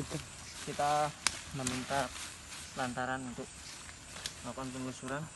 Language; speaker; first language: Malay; non-native, local second language; Javanese